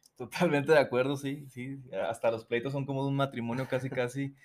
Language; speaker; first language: Spanish; native; Spanish